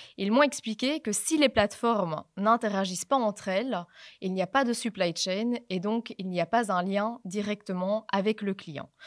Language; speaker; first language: French; native; French